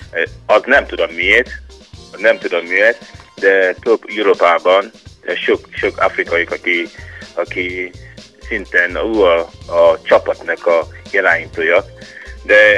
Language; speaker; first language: Hungarian; non-native, learner; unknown